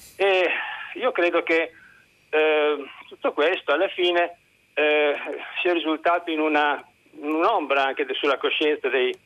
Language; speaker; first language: Italian; native; Italian